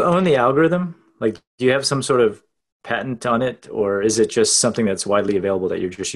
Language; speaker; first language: English; native; English